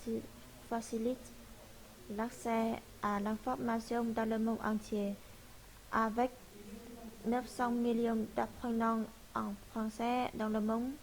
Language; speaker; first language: French; non-native, learner; Vietnamese